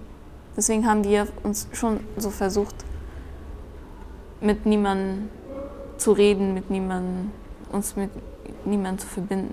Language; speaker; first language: German; early bilingual, other home language; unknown